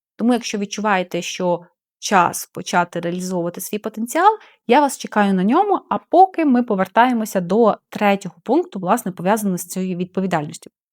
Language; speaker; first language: Ukrainian; non-native, local second language; Russian